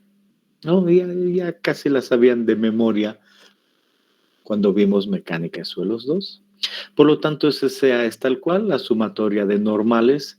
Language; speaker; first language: Spanish; native; Spanish